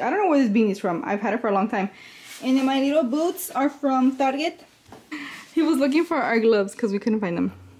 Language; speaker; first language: English; early bilingual, other home language; Spanish